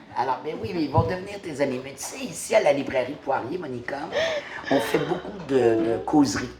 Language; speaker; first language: French; native; French